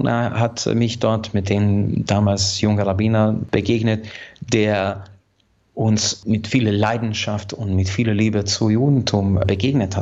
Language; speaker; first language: German; non-native, fluent; Hungarian